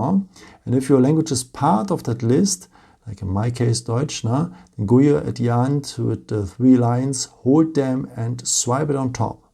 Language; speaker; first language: English; non-native, fluent; German